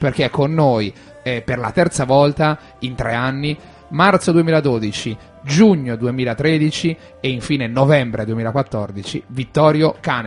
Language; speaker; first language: Italian; native; Italian